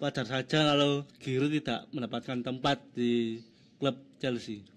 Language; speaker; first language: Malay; non-native, local second language; Javanese